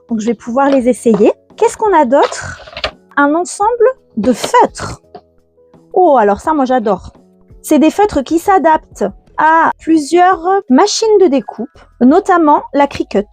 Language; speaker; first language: French; native; French